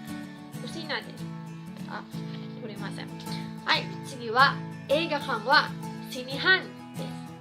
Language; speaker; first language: Japanese; non-native, fluent; Cebuano